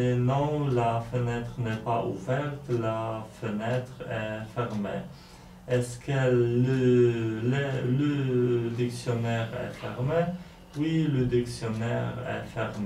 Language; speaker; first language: French; non-native, learner; Polish